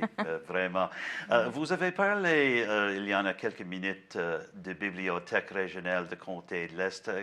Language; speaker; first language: French; non-native, learner; English